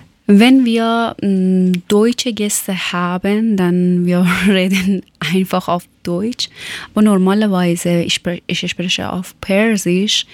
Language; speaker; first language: German; non-native, learner; Persian